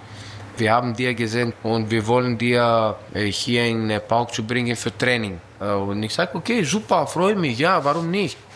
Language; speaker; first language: German; non-native, learner; Greek